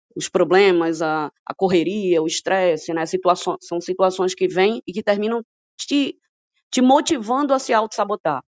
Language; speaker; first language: Portuguese; native; Portuguese